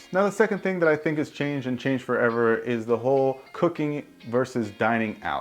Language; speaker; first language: English; native; English